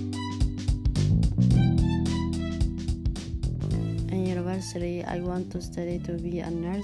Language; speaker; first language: English; non-native, learner; Somali